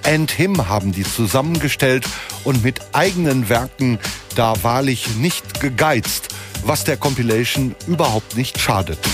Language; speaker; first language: German; native; German